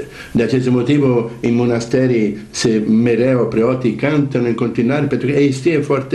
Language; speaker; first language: Romanian; non-native, learner; Italian